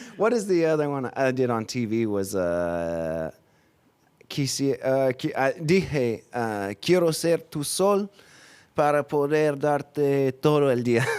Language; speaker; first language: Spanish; non-native, fluent; English